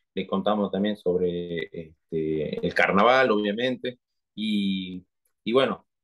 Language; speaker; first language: Spanish; native; Spanish